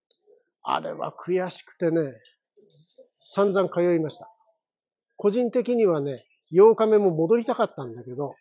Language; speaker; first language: Japanese; native; Japanese